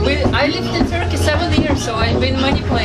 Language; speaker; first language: English; non-native, fluent; Russian